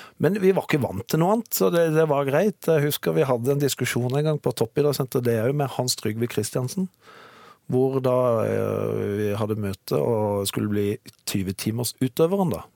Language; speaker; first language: Norwegian; native; Norwegian